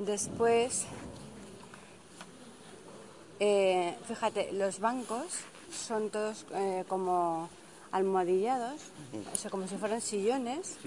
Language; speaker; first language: Spanish; native; Spanish